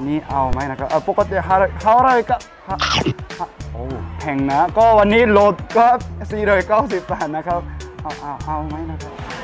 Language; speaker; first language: Thai; non-native, learner; Korean